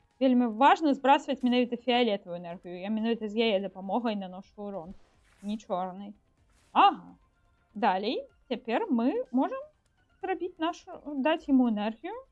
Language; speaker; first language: Belarusian; non-native, local second language; Russian